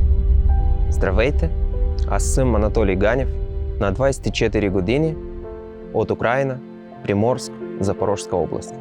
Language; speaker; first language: Bulgarian; non-native, learner; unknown